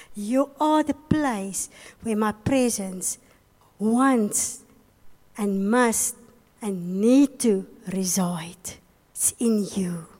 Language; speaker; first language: English; non-native, local second language; Afrikaans